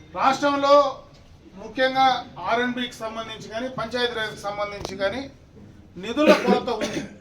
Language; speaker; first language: Telugu; native; Telugu